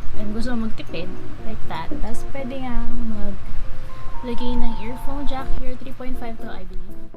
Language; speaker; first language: Filipino; native; Filipino